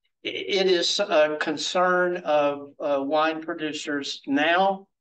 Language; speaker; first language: English; native; English